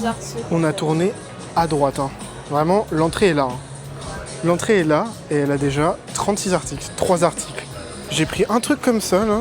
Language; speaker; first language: French; native; French